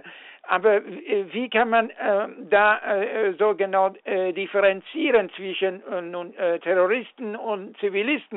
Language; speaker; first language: German; non-native, fluent; Persian